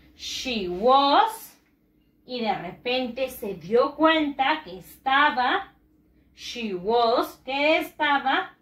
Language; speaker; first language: Spanish; native; Spanish